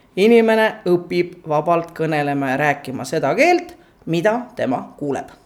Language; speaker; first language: Estonian; native; Estonian